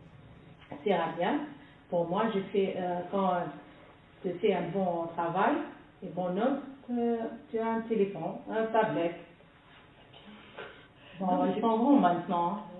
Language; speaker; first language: French; non-native, learner; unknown